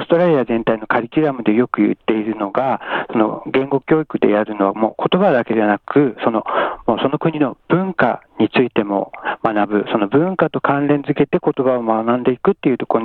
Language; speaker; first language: Japanese; native; Japanese